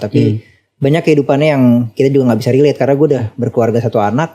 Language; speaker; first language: Indonesian; native; Indonesian